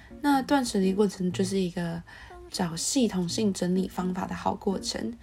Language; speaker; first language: Chinese; native; Chinese